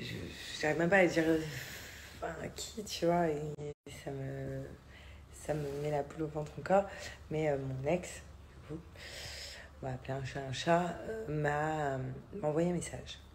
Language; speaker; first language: French; native; French